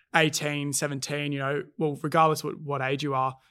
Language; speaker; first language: English; native; English